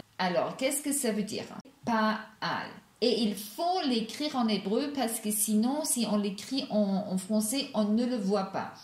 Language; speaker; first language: French; non-native, fluent; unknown